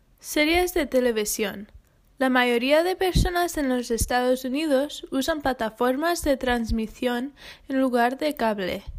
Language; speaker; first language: Spanish; non-native, learner; English